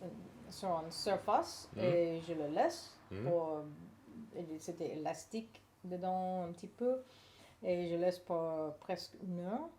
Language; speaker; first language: French; non-native, learner; English